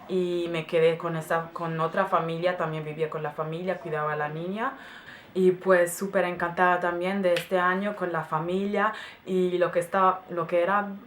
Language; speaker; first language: Spanish; non-native, fluent; German